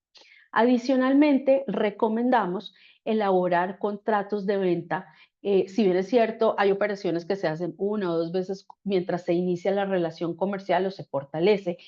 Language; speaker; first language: Spanish; native; Spanish